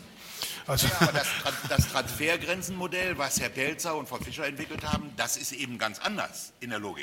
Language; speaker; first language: German; native; German